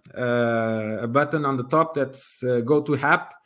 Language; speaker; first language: English; non-native, fluent; Portuguese